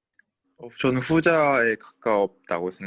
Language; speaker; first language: Korean; native; Korean